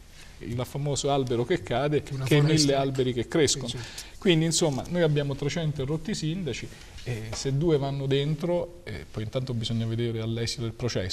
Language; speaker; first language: Italian; native; Italian